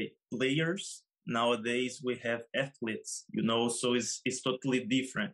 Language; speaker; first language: English; non-native, fluent; Portuguese